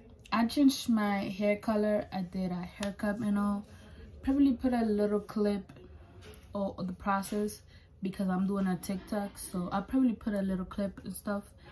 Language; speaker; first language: English; early bilingual, other home language; Spanish